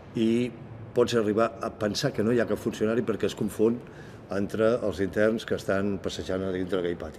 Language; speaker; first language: Catalan; native; Catalan